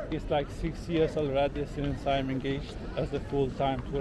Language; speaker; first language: English; non-native, local second language; Albanian